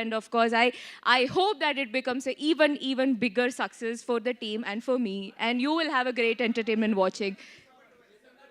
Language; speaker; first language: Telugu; non-native, learner; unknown